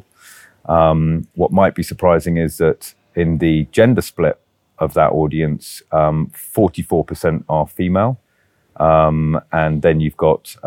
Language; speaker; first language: English; native; English